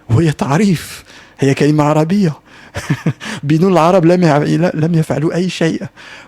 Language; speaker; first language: Arabic; non-native, learner; French